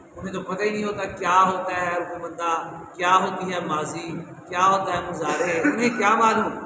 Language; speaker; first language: Urdu; non-native, local second language; Punjabi